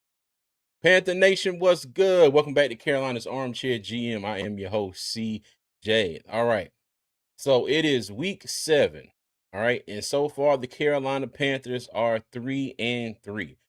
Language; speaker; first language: English; native; English